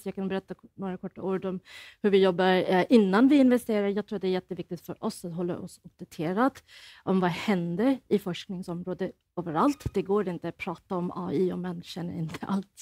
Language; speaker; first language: Swedish; non-native, fluent; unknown